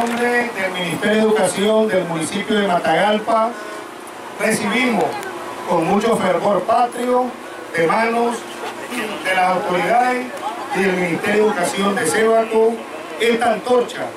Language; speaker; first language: Spanish; native; Spanish